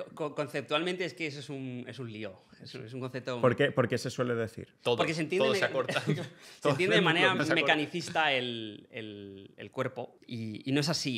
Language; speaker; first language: Spanish; native; Spanish